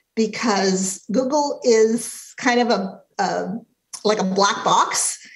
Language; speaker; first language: English; native; English